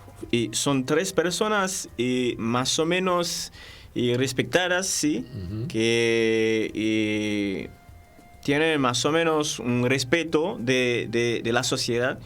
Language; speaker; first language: Spanish; non-native, fluent; Haitian Creole